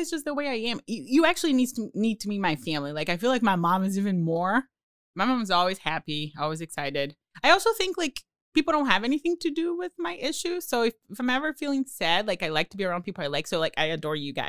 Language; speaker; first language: English; non-native, fluent; Portuguese